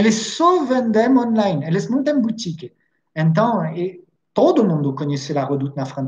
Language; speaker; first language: Portuguese; non-native, fluent; French